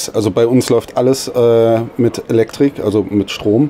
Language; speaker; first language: German; native; German